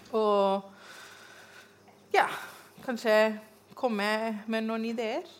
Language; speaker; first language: Norwegian; non-native, fluent; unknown